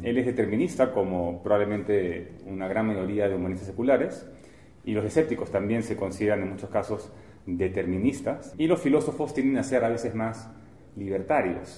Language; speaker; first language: Spanish; native; Spanish